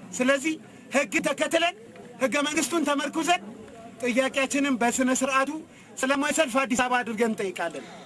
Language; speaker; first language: Amharic; non-native, local second language; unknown